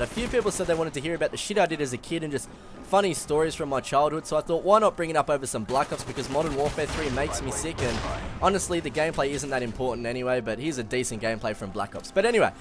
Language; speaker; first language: English; native; English